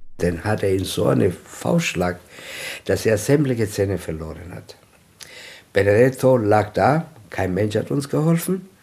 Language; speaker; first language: German; non-native, fluent; Italian